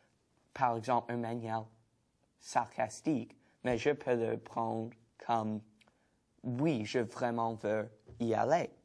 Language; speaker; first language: French; non-native, learner; English